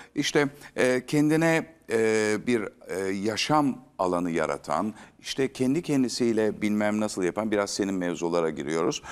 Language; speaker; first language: Turkish; native; Turkish